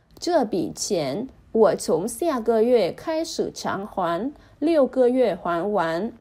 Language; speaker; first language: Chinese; non-native, fluent; Vietnamese